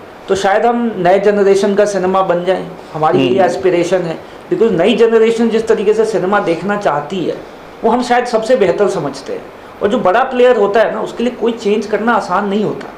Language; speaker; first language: Hindi; native; Hindi